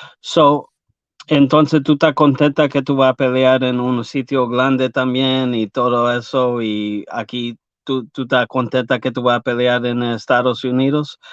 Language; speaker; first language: Spanish; early bilingual, heritage; English